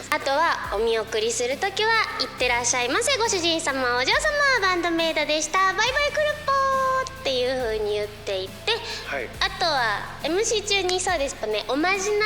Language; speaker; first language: Japanese; native; Japanese